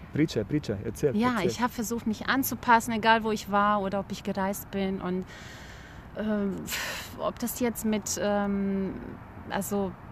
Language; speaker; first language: German; early bilingual, other home language; Bosnian